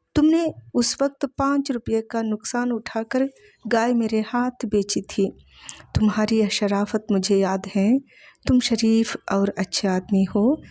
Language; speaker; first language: Hindi; non-native, local second language; Telugu